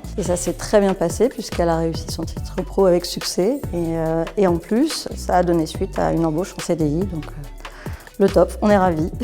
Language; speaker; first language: French; native; French